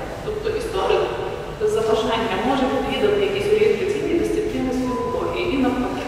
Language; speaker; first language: Ukrainian; native; Ukrainian